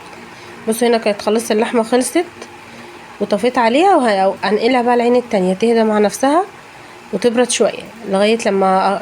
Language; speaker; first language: Arabic; native; Arabic